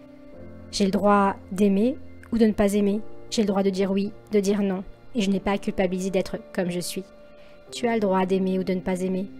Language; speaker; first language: French; native; French